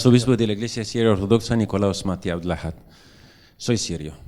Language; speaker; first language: Spanish; non-native, learner; Arabic